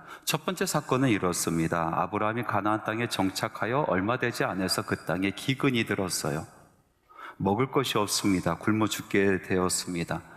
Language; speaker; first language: Korean; native; Korean